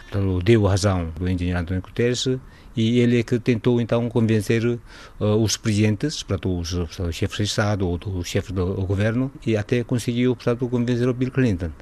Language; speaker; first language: Portuguese; non-native, fluent; Korean